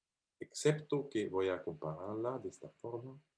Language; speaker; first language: Spanish; non-native, fluent; French